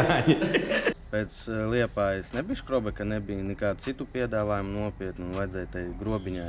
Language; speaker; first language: Latvian; native; Latvian